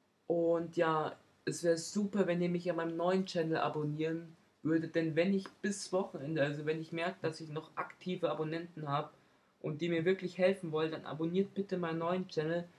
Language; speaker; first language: German; native; German